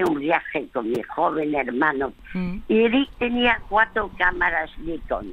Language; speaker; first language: Spanish; early bilingual, other home language; French